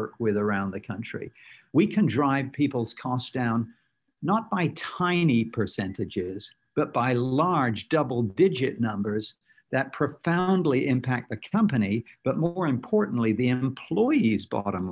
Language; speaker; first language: English; native; English